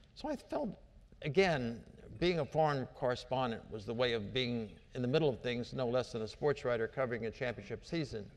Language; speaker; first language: English; native; English